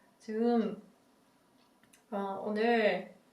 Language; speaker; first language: Korean; non-native, learner; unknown